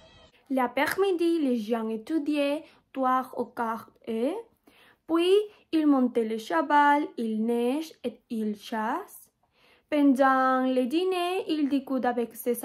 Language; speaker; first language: French; non-native, learner; Spanish